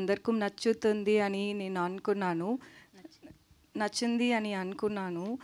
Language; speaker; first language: Telugu; non-native, learner; Tamil